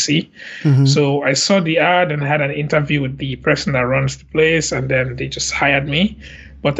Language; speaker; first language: English; non-native, local second language; Igbo